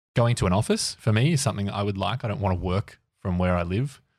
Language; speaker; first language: English; native; English